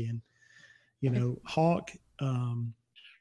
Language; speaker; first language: English; native; English